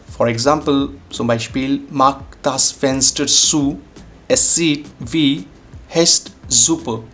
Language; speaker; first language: German; non-native, fluent; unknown